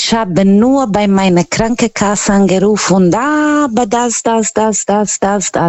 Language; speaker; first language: German; non-native, fluent; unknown